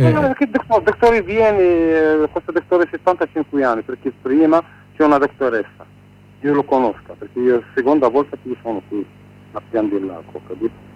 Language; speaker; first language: Italian; non-native, learner; Arabic